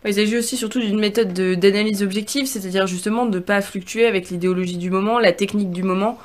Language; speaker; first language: French; native; French